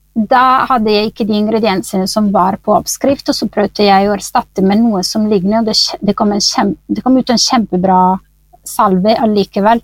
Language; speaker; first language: Norwegian; non-native, fluent; Italian